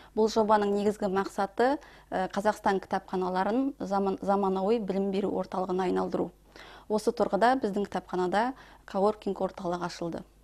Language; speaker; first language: Kazakh; native; Kazakh